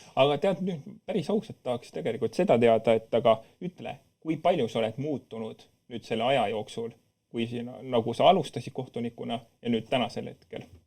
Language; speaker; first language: Estonian; native; Estonian